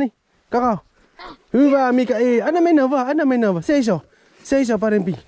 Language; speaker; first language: Finnish; non-native, learner; Malay